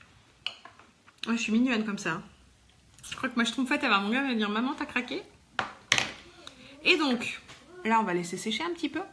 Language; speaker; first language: French; native; French